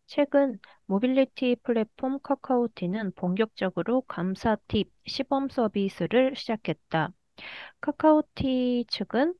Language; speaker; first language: Korean; early bilingual, heritage; Korean